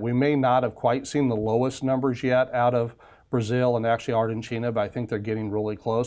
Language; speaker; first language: English; native; English